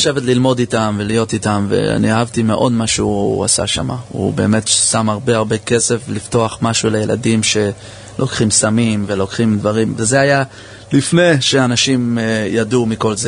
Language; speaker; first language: Hebrew; early bilingual, heritage; English